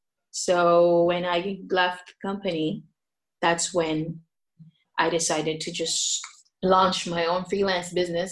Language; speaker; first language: English; non-native, local second language; Filipino